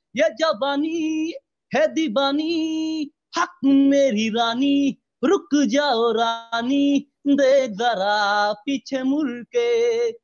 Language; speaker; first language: Hindi; non-native, local second language; Assamese